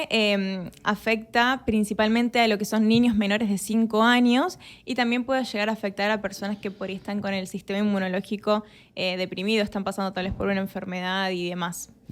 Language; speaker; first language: Spanish; native; Spanish